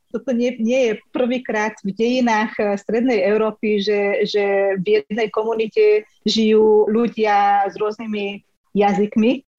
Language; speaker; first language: Slovak; non-native, local second language; Hungarian